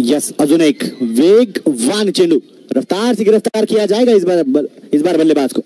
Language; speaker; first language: Hindi; non-native, local second language; Marathi